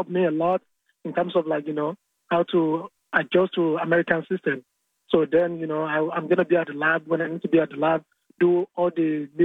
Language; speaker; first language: English; non-native, local second language; Yoruba